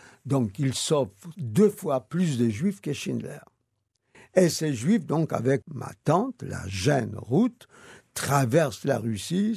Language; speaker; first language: French; non-native, fluent; Yiddish